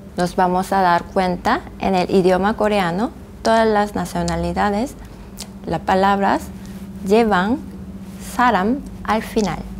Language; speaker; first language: Spanish; non-native, fluent; Korean